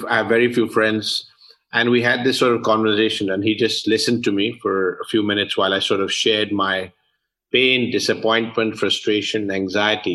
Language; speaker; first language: English; native; English